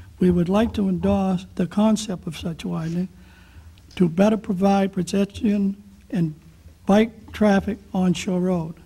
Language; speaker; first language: English; native; English